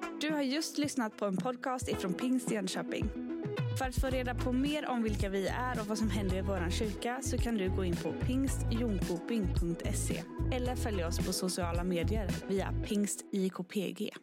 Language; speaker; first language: Swedish; native; Swedish